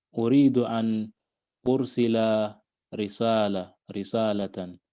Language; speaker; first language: Arabic; non-native, learner; English